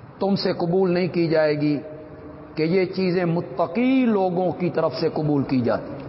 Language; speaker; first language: Urdu; non-native, local second language; Punjabi